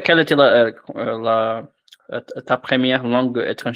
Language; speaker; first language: French; non-native, fluent; Portuguese